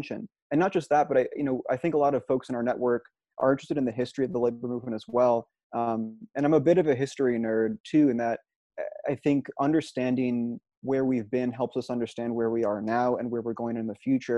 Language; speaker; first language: English; native; English